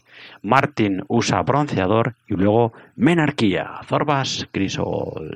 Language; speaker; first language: Spanish; native; Spanish